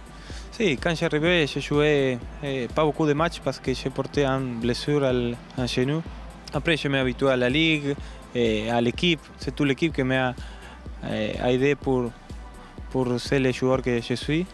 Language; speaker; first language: French; non-native, learner; Spanish